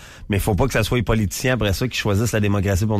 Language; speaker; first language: French; native; French